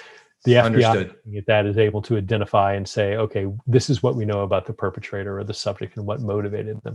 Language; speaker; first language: English; native; English